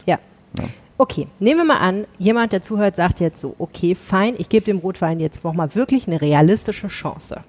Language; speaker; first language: German; native; German